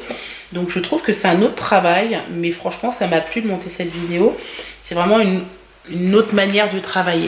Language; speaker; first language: French; native; French